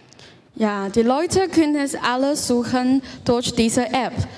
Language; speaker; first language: German; non-native, learner; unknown